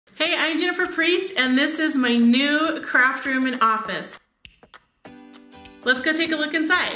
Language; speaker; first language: English; native; English